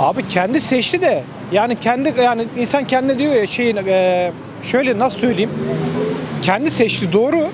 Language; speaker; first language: Turkish; native; Turkish